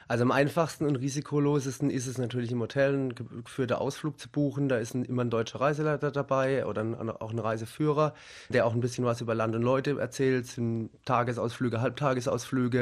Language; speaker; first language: German; native; German